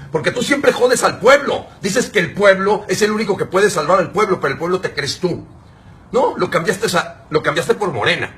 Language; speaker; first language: Spanish; native; Spanish